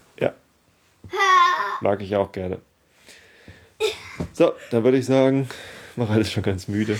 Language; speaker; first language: German; native; German